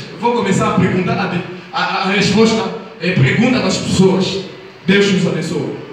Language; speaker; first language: Portuguese; non-native, learner; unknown